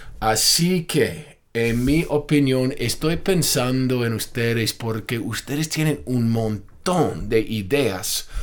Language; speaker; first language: Spanish; non-native, fluent; English